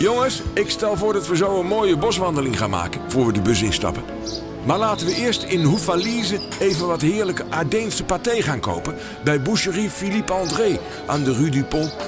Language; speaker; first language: Dutch; native; Dutch